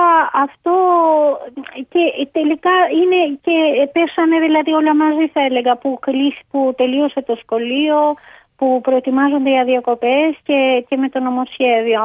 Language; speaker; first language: Greek; non-native, fluent; Albanian